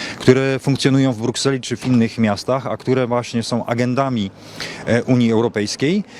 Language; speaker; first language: Polish; native; Polish